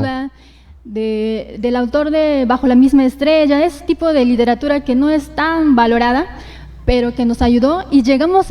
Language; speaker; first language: Spanish; native; Spanish